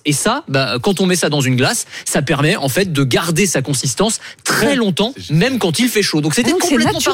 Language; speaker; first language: French; native; French